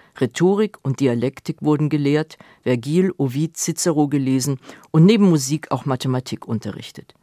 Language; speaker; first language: German; native; German